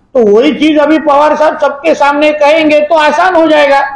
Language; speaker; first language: Hindi; non-native, local second language; Marathi